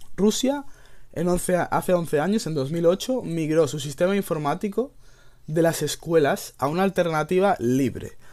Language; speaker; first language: Spanish; native; Spanish